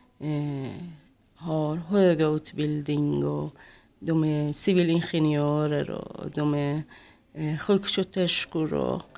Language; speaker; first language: Swedish; non-native, fluent; Persian